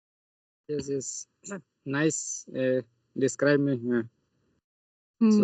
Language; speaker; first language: English; non-native, learner; Santali